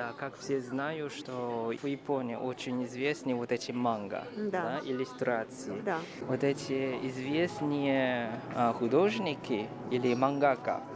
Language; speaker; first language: Russian; non-native, fluent; Chinese